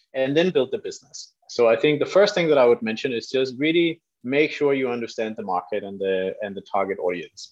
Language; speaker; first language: English; non-native, fluent; Danish